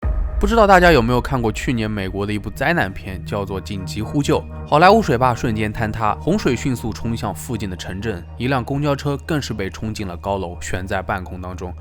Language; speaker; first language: Chinese; native; Chinese